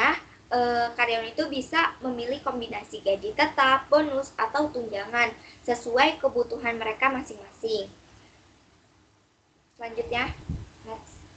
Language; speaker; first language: Indonesian; native; Indonesian